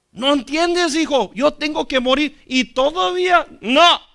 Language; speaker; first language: Spanish; non-native, fluent; English